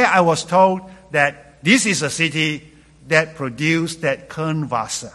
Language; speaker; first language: English; non-native, local second language; Cantonese